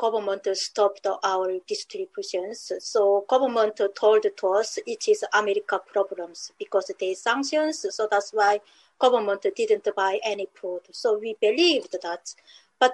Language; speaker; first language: English; non-native, learner; Korean